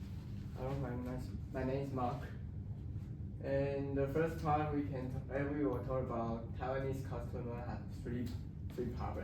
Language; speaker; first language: English; non-native, learner; Chinese